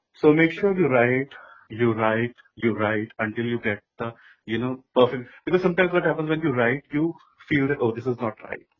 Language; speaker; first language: English; non-native, local second language; Hindi